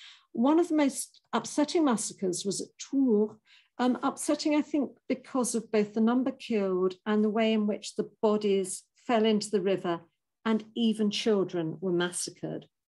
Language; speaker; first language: English; native; English